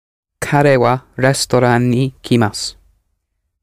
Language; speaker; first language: Japanese; non-native, learner; English